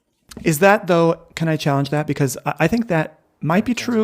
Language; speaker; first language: English; native; English